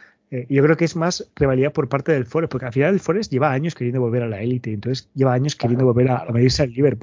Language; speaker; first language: Spanish; native; Spanish